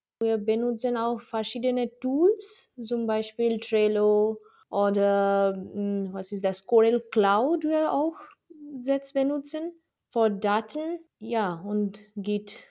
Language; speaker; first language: German; non-native, learner; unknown